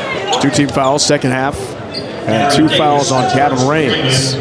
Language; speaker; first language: English; native; English